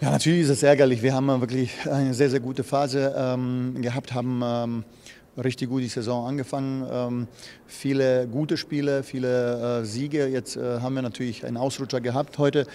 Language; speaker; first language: German; native; German